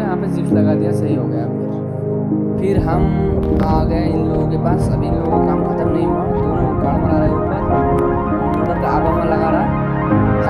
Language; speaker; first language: Hindi; non-native, local second language; Bangla